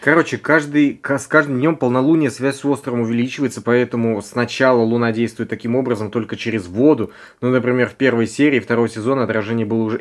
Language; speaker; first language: Russian; native; Russian